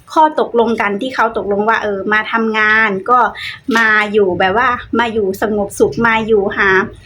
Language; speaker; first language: Thai; native; Thai